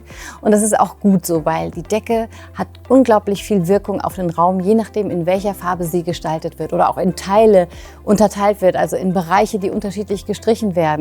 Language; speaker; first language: German; native; German